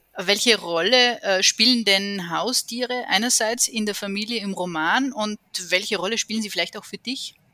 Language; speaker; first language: German; native; German